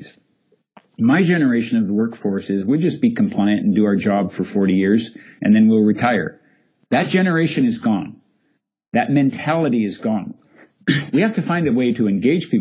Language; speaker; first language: English; native; English